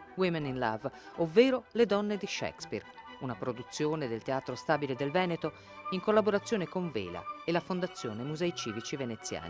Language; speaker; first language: Italian; native; Italian